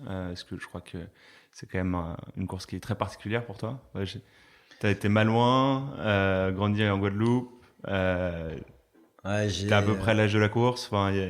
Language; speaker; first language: French; native; French